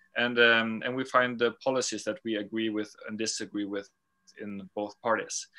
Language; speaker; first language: English; non-native, fluent; Norwegian